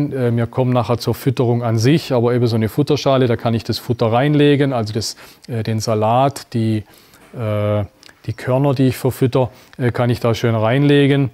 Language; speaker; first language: German; native; German